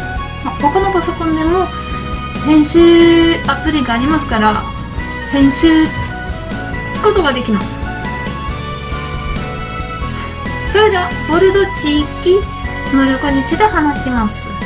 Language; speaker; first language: Japanese; non-native, learner; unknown